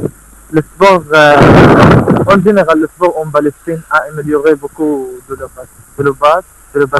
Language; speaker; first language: French; non-native, learner; Arabic